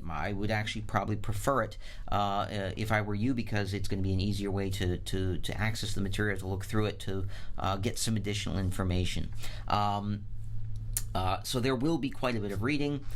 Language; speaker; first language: English; native; English